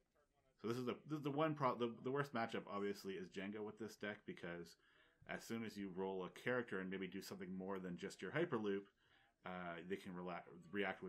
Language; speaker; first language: English; native; English